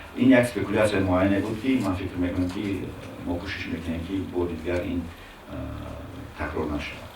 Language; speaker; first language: Tajik; native; Tajik